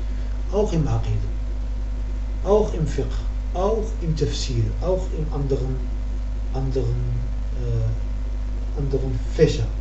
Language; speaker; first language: German; non-native, fluent; Arabic